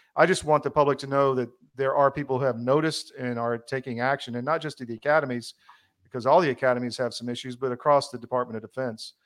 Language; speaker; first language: English; native; English